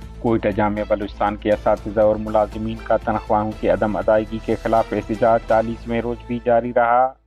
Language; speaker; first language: Urdu; non-native, local second language; Baluchi